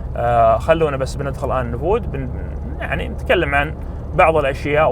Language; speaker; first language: Arabic; native; Arabic